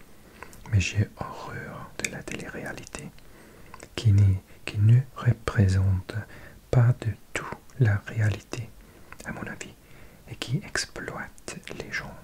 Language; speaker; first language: French; non-native, learner; English